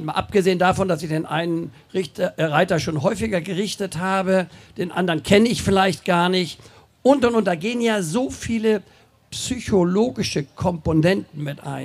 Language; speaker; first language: German; native; German